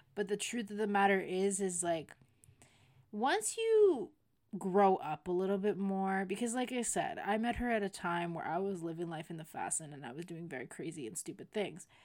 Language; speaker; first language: English; early bilingual, other home language; Spanish